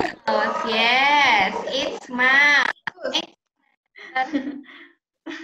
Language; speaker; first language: English; non-native, learner; Indonesian